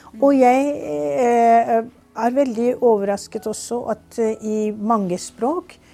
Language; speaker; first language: Norwegian; non-native, fluent; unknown